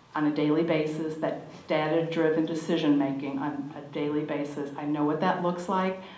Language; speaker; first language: English; native; English